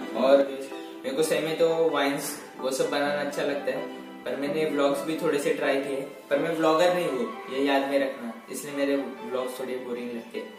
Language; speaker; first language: Hindi; non-native, local second language; Marathi